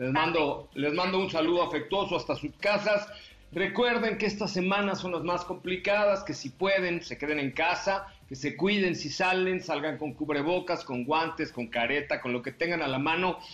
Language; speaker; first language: Spanish; native; Spanish